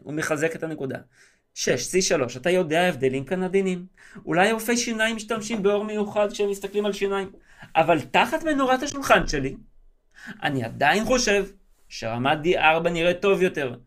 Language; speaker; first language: Hebrew; native; Hebrew